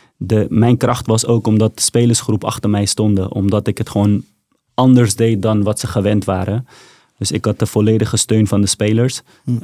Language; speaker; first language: Dutch; early bilingual, other home language; Persian